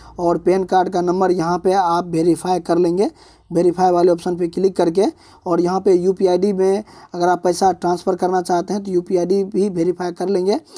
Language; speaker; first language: Hindi; native; Hindi